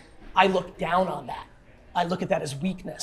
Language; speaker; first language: English; early bilingual, other home language; Russian